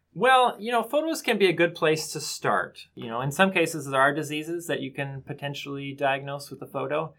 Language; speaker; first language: English; native; English